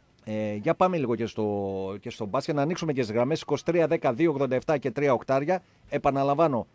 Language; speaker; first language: Greek; native; Greek